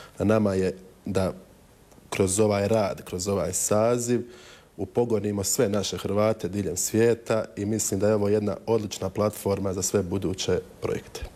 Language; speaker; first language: Croatian; native; Croatian